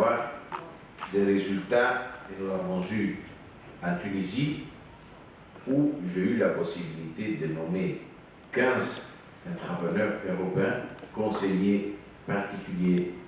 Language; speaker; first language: French; non-native, fluent; Italian